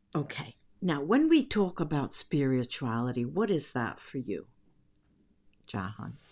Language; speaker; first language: English; native; English